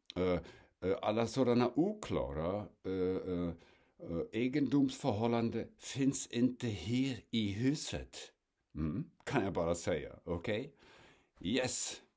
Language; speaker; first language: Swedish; non-native, fluent; German